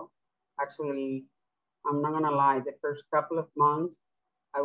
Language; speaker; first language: English; non-native, fluent; Spanish